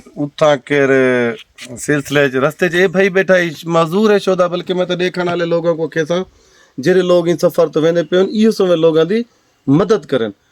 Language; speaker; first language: Punjabi; non-native, local second language; Saraiki